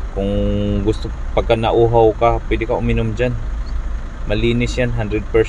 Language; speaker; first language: Filipino; non-native, local second language; Cebuano